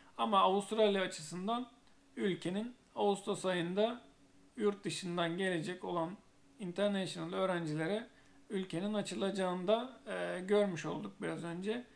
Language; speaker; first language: Turkish; native; Turkish